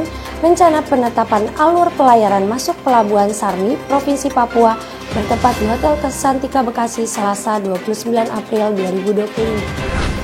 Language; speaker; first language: Indonesian; native; Indonesian